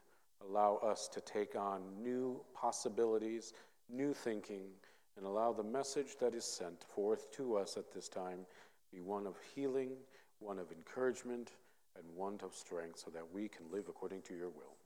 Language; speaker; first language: English; early bilingual, other home language; Vietnamese